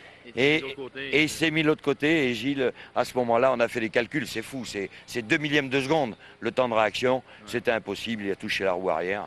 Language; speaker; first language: French; native; French